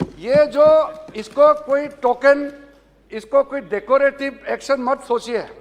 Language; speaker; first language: Hindi; non-native, local second language; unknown